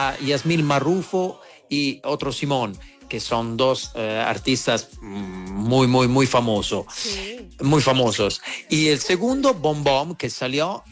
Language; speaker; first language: Spanish; non-native, learner; Italian